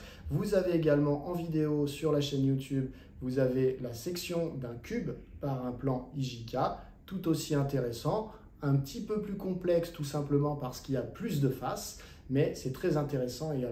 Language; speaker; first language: French; native; French